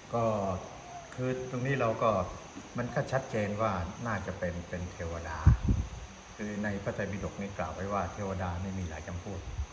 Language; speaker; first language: Thai; native; Thai